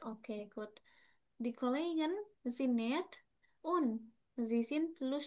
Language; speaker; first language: German; non-native, fluent; Indonesian